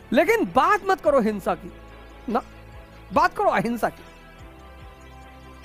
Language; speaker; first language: Hindi; native; Hindi